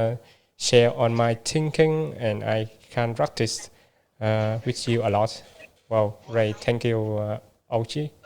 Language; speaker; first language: English; non-native, learner; Vietnamese